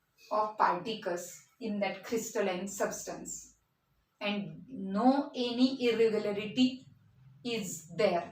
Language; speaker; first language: English; non-native, local second language; Marathi